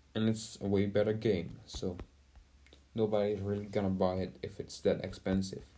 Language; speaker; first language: English; non-native, fluent; Dutch